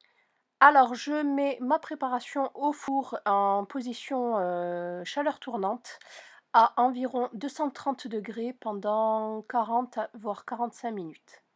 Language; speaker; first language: French; native; French